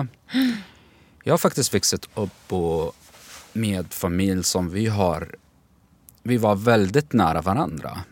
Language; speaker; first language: Swedish; non-native, learner; Arabic